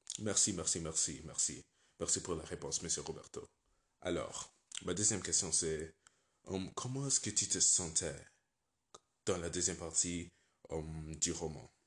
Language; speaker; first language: French; non-native, learner; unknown